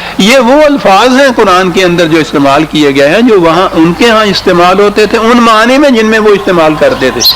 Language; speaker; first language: Urdu; non-native, local second language; Punjabi